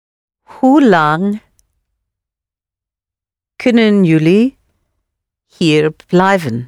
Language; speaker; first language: Dutch; non-native, learner; English